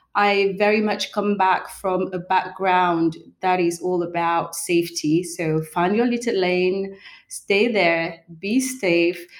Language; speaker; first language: English; non-native, fluent; French